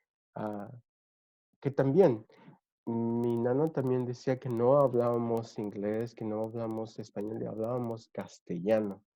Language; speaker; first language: Spanish; early bilingual, other home language; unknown